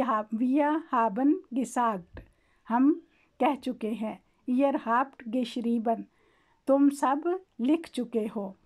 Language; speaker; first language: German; non-native, learner; Urdu